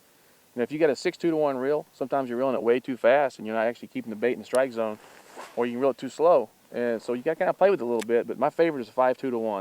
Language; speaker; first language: English; native; English